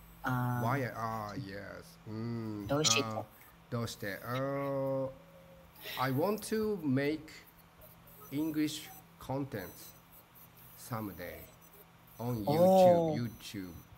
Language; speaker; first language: English; non-native, learner; Japanese